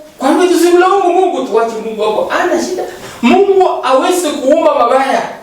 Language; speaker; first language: Swahili; non-native, local second language; Kalenjin